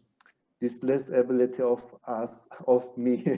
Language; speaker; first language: English; non-native, learner; Turkish